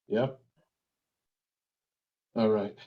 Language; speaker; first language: English; native; English